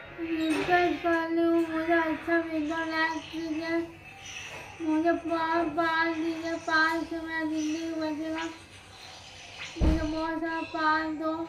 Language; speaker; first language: Hindi; non-native, local second language; Bangla